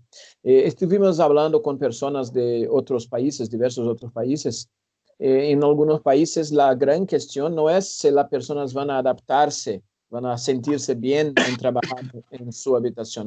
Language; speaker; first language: Spanish; non-native, fluent; Portuguese